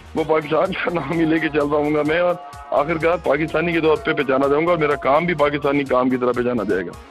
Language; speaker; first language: Urdu; non-native, local second language; Punjabi